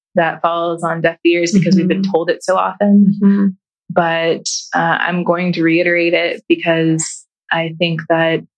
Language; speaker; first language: English; native; English